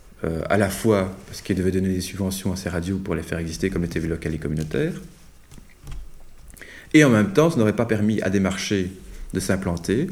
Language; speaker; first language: French; native; French